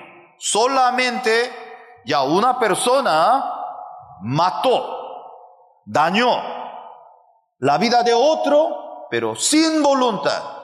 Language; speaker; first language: Spanish; non-native, fluent; Korean